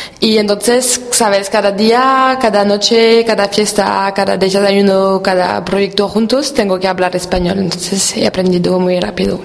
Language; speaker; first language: Spanish; non-native, learner; French